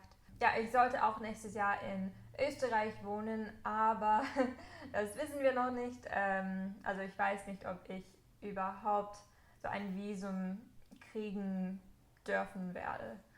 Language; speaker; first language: German; non-native, fluent; English